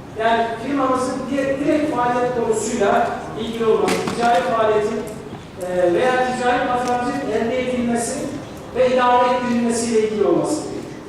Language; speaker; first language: Turkish; native; Turkish